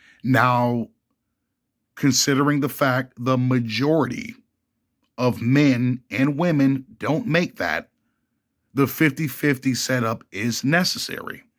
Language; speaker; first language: English; native; English